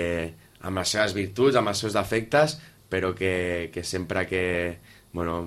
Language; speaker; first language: Catalan; native; Catalan